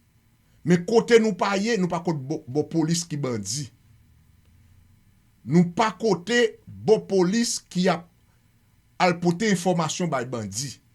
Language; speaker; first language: Haitian Creole; native; Haitian Creole